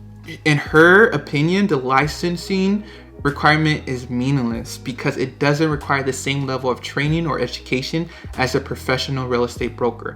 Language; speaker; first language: English; native; English